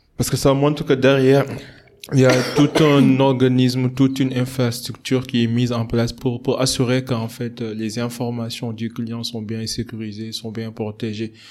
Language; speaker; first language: French; non-native, local second language; Wolof